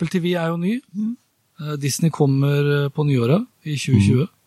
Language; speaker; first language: Norwegian; native; Norwegian